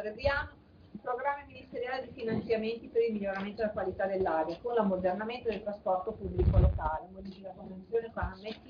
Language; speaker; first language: Italian; native; Italian